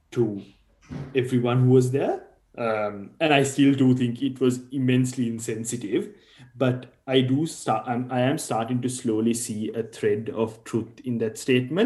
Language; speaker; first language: English; non-native, local second language; Sinhala